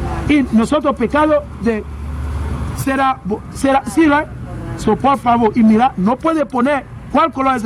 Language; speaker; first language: Spanish; non-native, learner; English